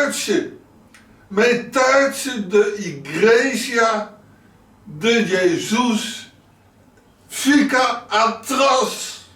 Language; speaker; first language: Portuguese; non-native, learner; Dutch